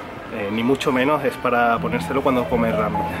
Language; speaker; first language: Spanish; native; Spanish